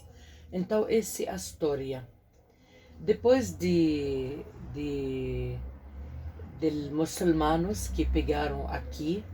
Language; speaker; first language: Portuguese; non-native, fluent; Arabic